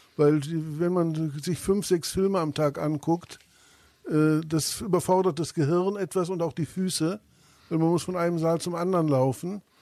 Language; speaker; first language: German; native; German